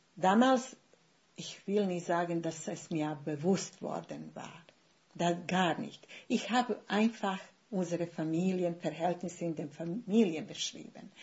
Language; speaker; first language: German; non-native, fluent; Bosnian